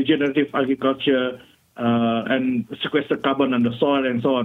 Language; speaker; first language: English; non-native, local second language; Malay